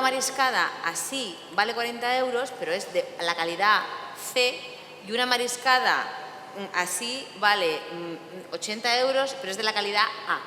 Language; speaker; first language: Spanish; native; Spanish